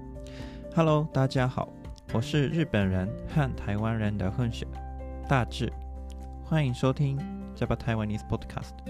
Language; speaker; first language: Chinese; early bilingual, heritage; Japanese